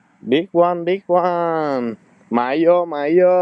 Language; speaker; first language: English; non-native, fluent; Vietnamese